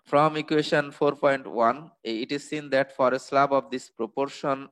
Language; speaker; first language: English; non-native, local second language; Bangla